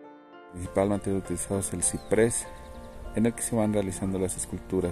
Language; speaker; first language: Spanish; native; Spanish